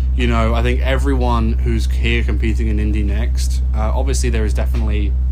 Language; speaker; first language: English; native; English